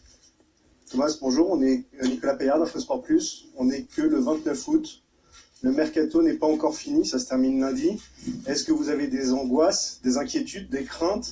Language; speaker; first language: French; native; French